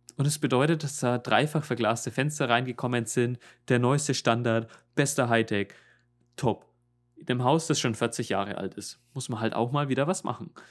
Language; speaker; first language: German; native; German